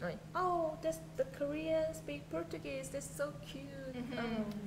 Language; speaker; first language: English; non-native, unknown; Korean